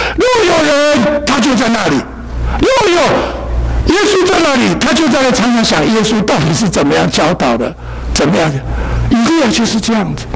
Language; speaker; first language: Chinese; native; Chinese